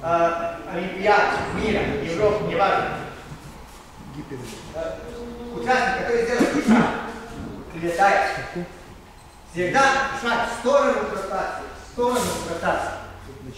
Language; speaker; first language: Russian; non-native, learner; Serbian